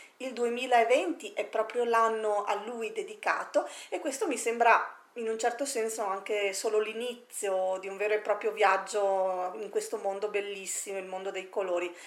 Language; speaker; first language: Italian; native; Italian